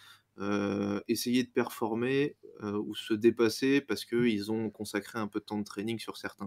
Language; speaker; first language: French; native; French